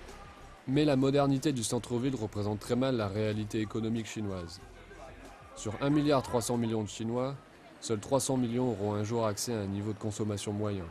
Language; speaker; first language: French; native; French